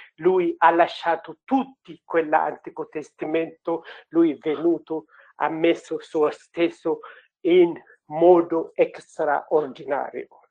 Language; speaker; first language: Italian; non-native, learner; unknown